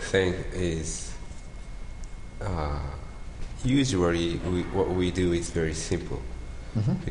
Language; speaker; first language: English; non-native, fluent; Japanese